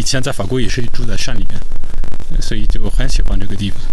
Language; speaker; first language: Chinese; non-native, fluent; French